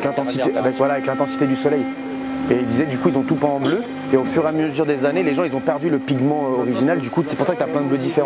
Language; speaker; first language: French; native; French